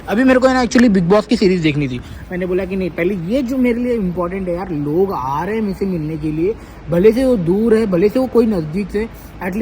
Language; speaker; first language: Hindi; native; Hindi